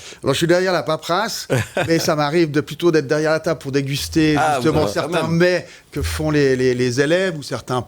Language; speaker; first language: French; native; French